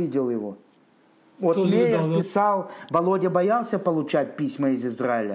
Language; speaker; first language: Russian; native; Russian